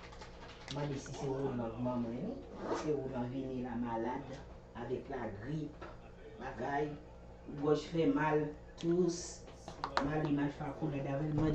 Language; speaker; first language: French; non-native, learner; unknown